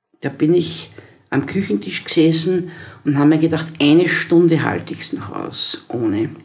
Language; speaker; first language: German; native; German